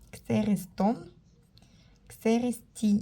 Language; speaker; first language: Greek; non-native, learner; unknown